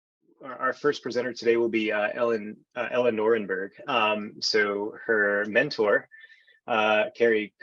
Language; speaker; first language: English; native; English